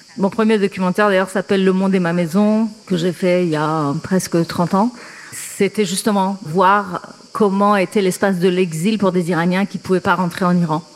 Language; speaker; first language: French; non-native, fluent; Persian